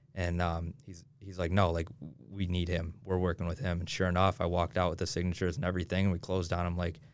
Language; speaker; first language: English; native; English